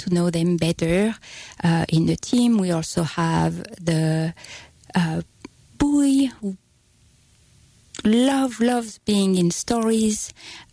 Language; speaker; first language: English; non-native, fluent; French